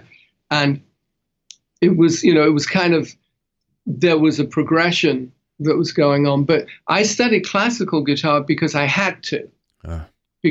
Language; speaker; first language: English; native; English